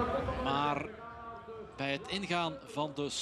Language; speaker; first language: Dutch; native; Dutch